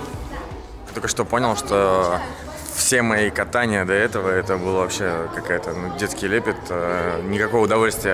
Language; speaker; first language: Russian; native; Russian